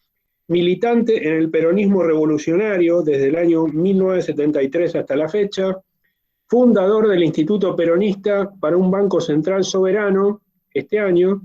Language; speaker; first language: Spanish; native; Spanish